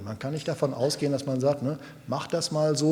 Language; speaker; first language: German; native; German